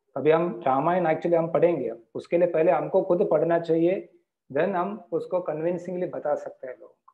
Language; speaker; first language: Hindi; non-native, local second language; Marathi